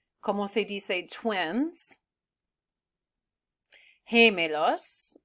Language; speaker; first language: Spanish; non-native, fluent; English